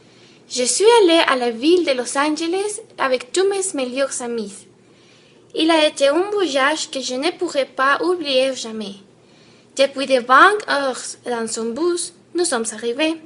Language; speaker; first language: French; non-native, learner; Spanish